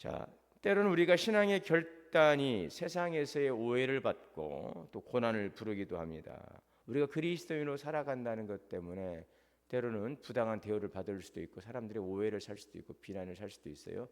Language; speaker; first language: Korean; native; Korean